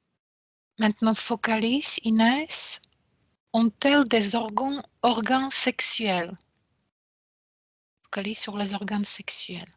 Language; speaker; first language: French; non-native, fluent; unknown